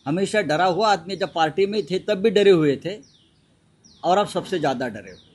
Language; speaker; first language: Hindi; non-native, local second language; Marathi